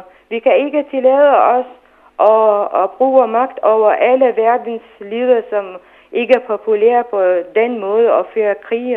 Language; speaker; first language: Danish; non-native, fluent; Arabic